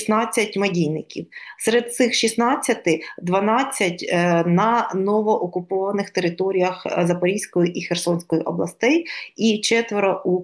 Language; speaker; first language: Ukrainian; native; Ukrainian